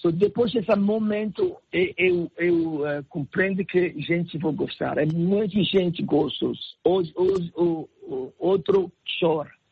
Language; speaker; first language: Portuguese; non-native, learner; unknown